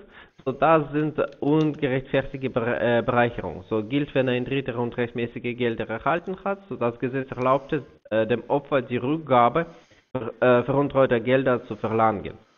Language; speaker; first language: German; non-native, fluent; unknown